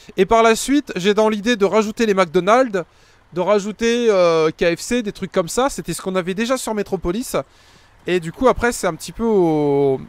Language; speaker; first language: French; native; French